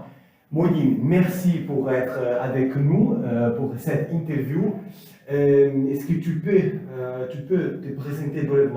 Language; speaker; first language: French; non-native, fluent; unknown